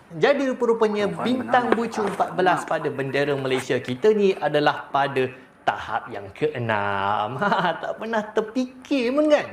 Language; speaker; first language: Malay; native; Malay